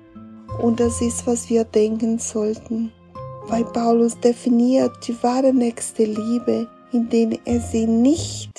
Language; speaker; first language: German; non-native, fluent; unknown